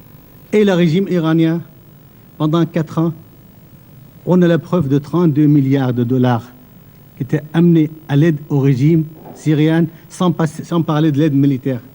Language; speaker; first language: French; non-native, fluent; Arabic